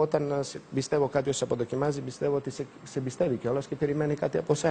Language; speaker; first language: Greek; non-native, fluent; Serbian